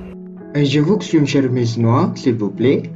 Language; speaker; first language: French; non-native, learner; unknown